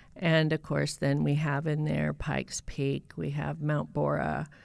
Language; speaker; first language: English; native; English